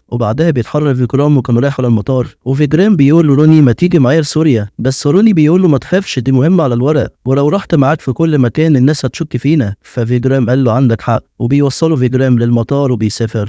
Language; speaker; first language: Arabic; native; Arabic